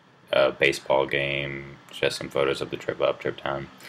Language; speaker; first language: English; native; English